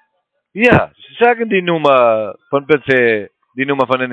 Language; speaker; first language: German; non-native, learner; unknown